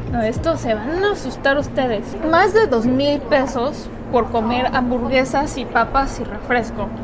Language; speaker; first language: Spanish; early bilingual, other home language; Korean